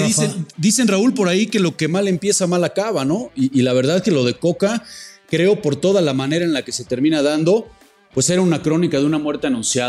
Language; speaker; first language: Spanish; native; Spanish